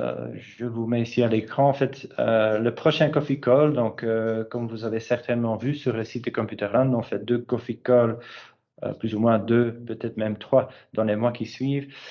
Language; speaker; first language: French; native; French